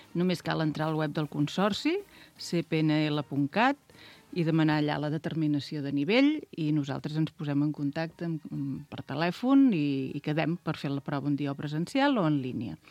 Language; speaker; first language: Catalan; native; Catalan